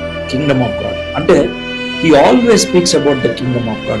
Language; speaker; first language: English; non-native, local second language; Telugu